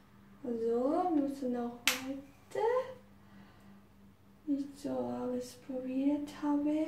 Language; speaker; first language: German; non-native, learner; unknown